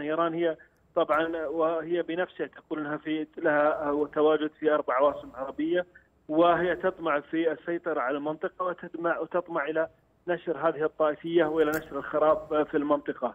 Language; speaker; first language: Arabic; native; Arabic